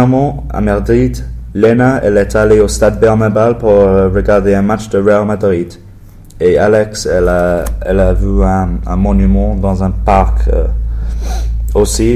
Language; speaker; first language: French; non-native, learner; English